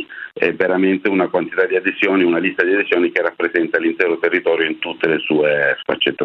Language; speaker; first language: Italian; native; Italian